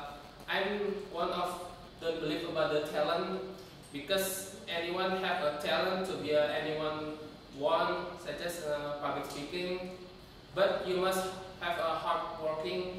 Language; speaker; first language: English; non-native, learner; Indonesian